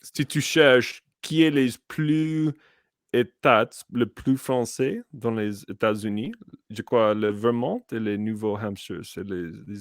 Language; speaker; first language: French; non-native, learner; English